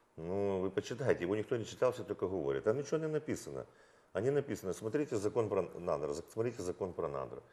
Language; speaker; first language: Russian; non-native, local second language; Ukrainian